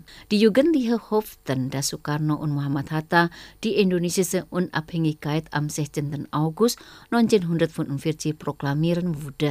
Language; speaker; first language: German; non-native, fluent; Indonesian